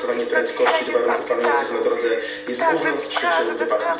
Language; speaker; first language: Polish; native; Polish